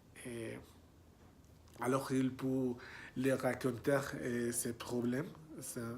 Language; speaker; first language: French; non-native, learner; Spanish